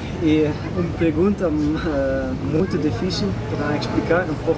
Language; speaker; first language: Portuguese; non-native, learner; Dutch